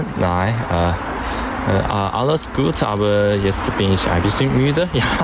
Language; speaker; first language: German; non-native, learner; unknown